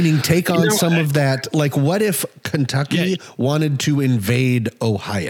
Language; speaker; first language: English; native; English